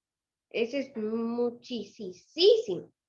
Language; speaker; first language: Spanish; early bilingual, other home language; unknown